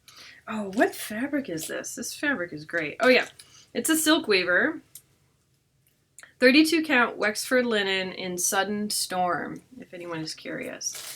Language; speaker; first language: English; native; English